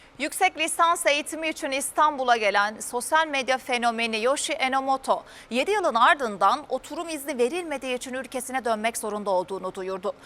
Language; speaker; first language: Turkish; native; Turkish